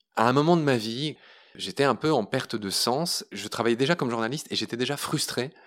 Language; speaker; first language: French; native; French